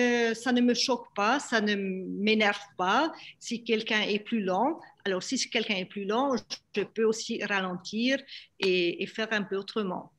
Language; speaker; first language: French; non-native, fluent; Hungarian